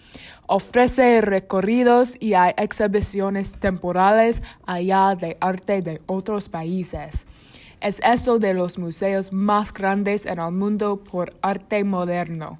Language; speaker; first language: Spanish; non-native, learner; English